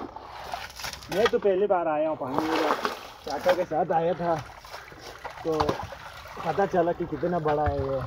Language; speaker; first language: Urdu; non-native, local second language; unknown